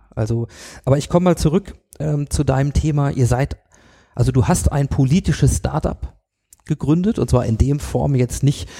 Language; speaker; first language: German; native; German